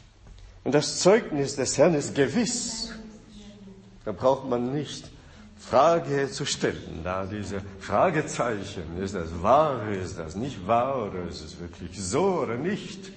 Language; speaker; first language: German; non-native, fluent; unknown